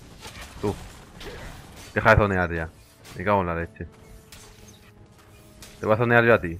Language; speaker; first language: Spanish; native; Spanish